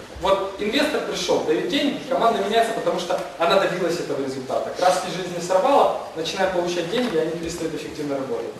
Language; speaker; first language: Russian; non-native, local second language; Ukrainian